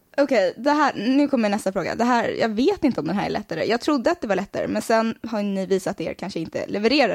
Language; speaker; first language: Swedish; native; Swedish